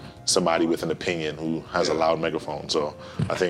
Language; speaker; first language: English; native; English